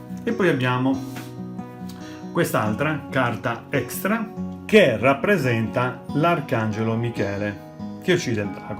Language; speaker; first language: Italian; native; Italian